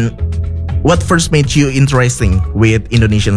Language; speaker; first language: English; non-native, fluent; Indonesian